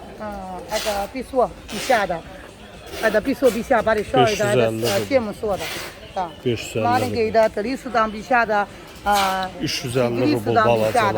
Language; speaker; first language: Russian; non-native, learner; Chinese